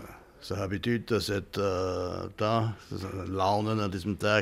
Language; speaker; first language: French; non-native, fluent; German